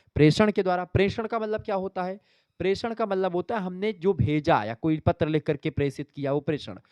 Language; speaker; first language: Hindi; native; Hindi